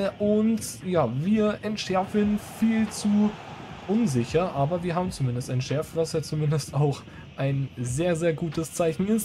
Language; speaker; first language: German; native; German